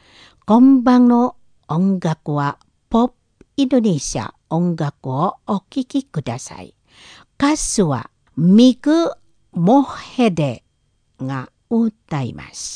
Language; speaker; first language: Japanese; non-native, learner; Indonesian